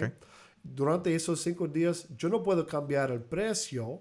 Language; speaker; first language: Spanish; early bilingual, heritage; English